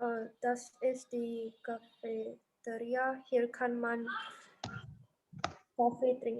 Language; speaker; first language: German; non-native, learner; Indonesian